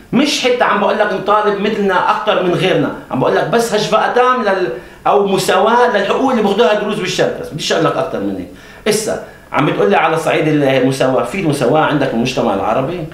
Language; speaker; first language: Arabic; native; Arabic